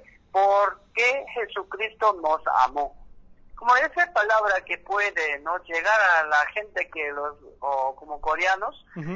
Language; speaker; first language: Spanish; non-native, learner; Korean